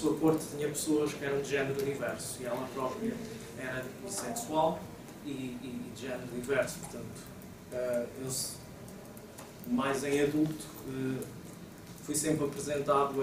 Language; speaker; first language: Portuguese; native; Portuguese